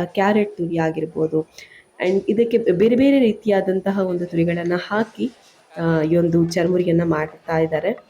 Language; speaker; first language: Kannada; native; Kannada